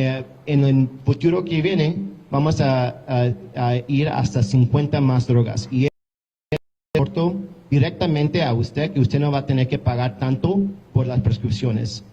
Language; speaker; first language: Spanish; early bilingual, heritage; English